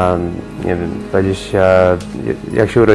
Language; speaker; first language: Polish; early bilingual, heritage; Polish